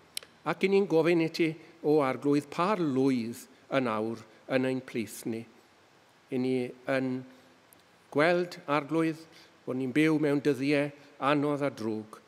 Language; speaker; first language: Welsh; native; Welsh